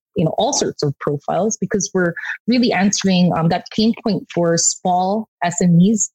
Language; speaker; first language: English; non-native, local second language; Korean